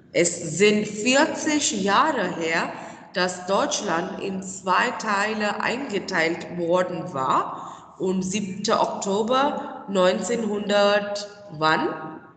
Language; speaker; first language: German; non-native, fluent; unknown